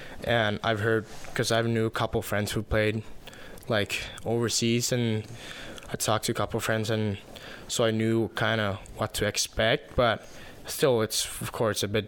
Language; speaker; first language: English; non-native, fluent; Finnish